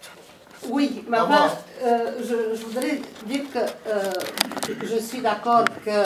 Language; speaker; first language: French; non-native, fluent; Romanian